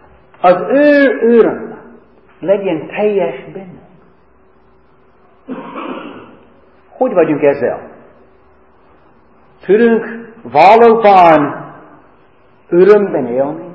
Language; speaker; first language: Hungarian; non-native, fluent; English